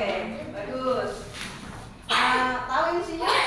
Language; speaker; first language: Indonesian; native; Indonesian